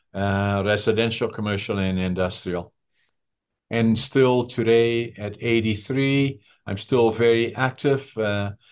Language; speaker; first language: English; non-native, fluent; Dutch